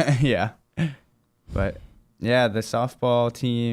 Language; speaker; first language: English; native; English